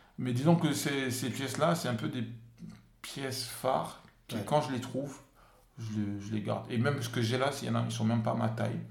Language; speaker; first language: French; non-native, local second language; Wolof